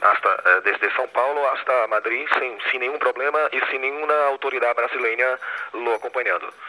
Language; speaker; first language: Spanish; non-native, fluent; Portuguese